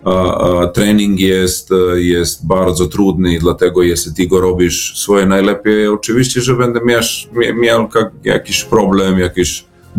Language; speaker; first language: Polish; non-native, learner; Serbian